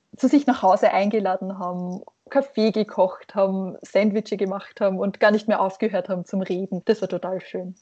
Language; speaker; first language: German; native; German